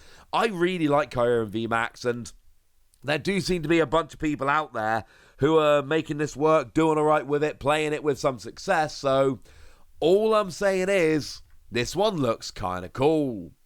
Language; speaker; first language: English; native; English